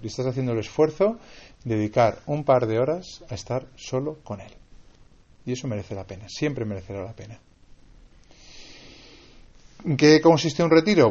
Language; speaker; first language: Spanish; native; Spanish